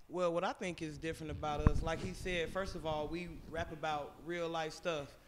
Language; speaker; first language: English; native; English